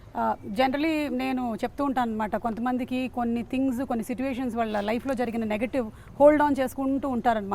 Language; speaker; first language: Telugu; native; Telugu